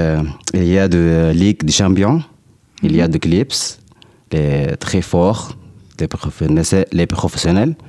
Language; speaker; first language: French; non-native, learner; Arabic